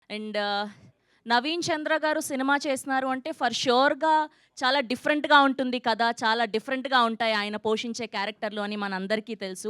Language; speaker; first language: Telugu; native; Telugu